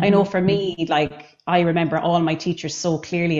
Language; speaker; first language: English; native; English